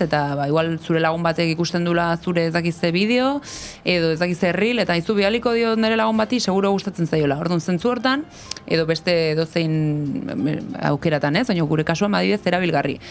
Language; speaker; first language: Basque; native; Basque